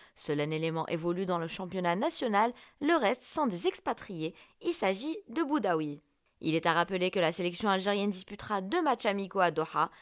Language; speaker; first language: French; non-native, local second language; Arabic